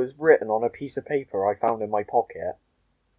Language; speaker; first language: English; native; English